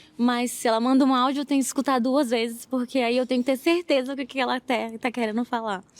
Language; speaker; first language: Portuguese; native; Portuguese